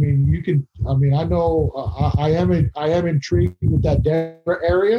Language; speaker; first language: English; native; English